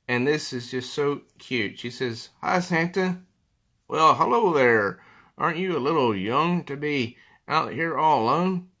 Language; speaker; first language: English; native; English